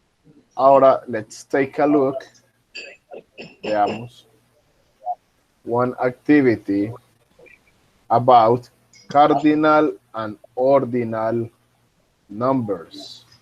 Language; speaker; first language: English; non-native, fluent; Spanish